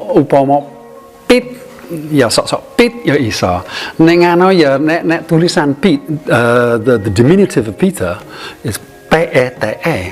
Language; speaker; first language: Javanese; non-native, fluent; English